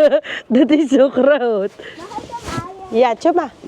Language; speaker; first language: Dutch; non-native, learner; Filipino